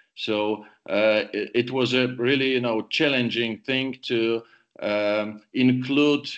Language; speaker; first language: English; non-native, fluent; Polish